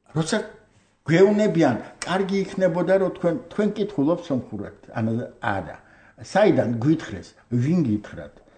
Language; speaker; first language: Georgian; non-native, local second language; Armenian